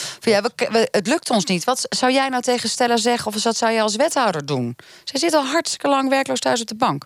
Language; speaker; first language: Dutch; native; Dutch